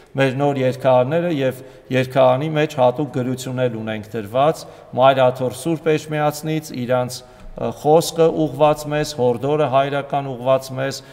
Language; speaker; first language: Armenian; native; Armenian